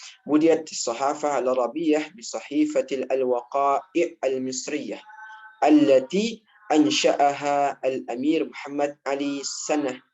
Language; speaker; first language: Arabic; non-native, learner; Indonesian